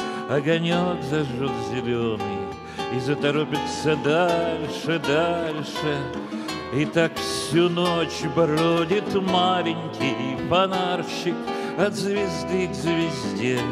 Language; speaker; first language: Russian; native; Russian